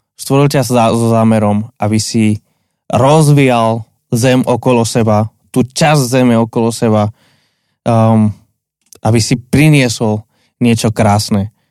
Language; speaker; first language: Slovak; non-native, fluent; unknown